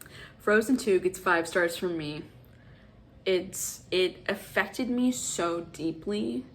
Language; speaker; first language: English; native; English